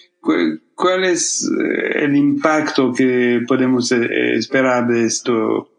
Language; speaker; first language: Spanish; non-native, fluent; French